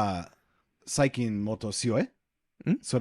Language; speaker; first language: Japanese; non-native, learner; English